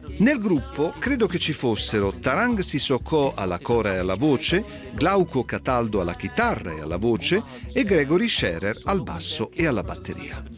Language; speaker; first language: Italian; native; Italian